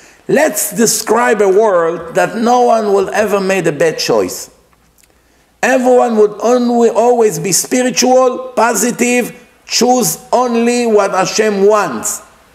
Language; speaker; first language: English; non-native, fluent; Hebrew